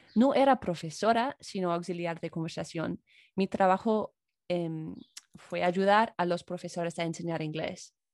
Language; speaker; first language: Spanish; non-native, fluent; English